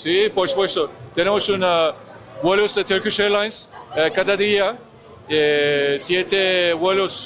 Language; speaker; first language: Spanish; non-native, learner; Turkish